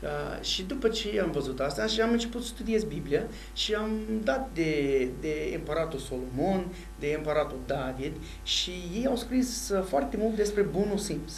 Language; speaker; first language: Romanian; non-native, fluent; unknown